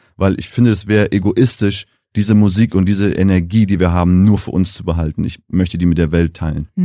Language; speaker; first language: German; early bilingual, heritage; German